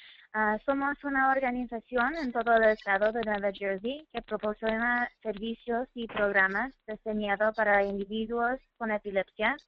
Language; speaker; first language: Spanish; native; Spanish